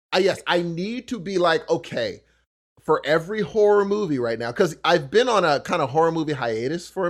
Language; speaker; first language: English; native; English